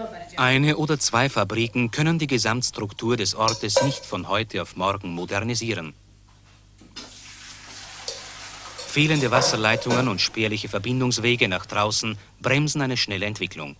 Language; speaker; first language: German; native; German